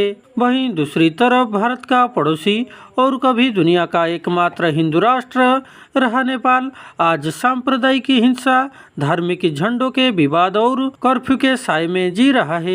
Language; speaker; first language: Hindi; non-native, local second language; Odia